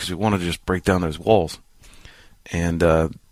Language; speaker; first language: English; native; English